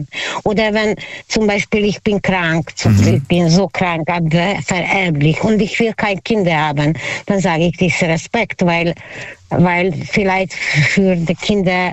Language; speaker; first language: German; non-native, learner; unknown